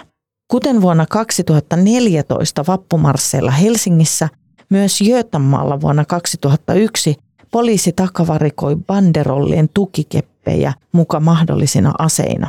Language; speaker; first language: Finnish; native; Finnish